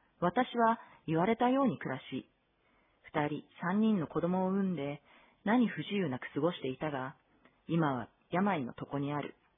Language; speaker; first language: Japanese; native; Japanese